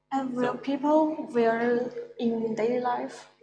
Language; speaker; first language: English; non-native, fluent; Chinese